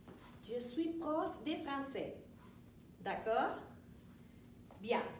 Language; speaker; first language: French; non-native, fluent; Spanish